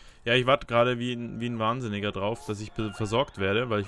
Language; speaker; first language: German; native; German